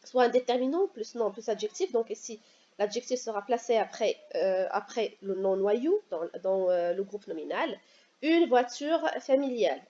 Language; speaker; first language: French; non-native, local second language; Arabic